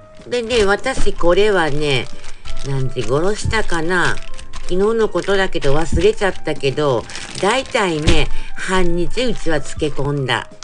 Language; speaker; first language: Japanese; native; Japanese